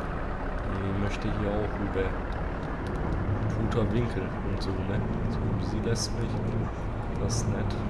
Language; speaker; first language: German; native; German